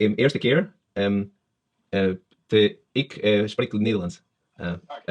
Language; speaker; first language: Dutch; non-native, learner; Spanish